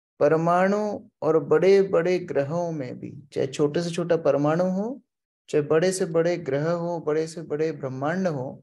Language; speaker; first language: Hindi; native; Hindi